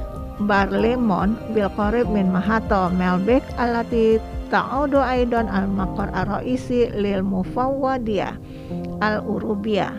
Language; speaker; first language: Arabic; non-native, fluent; Indonesian